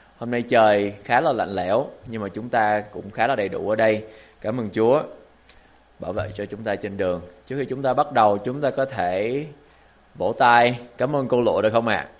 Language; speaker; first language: Vietnamese; early bilingual, heritage; Vietnamese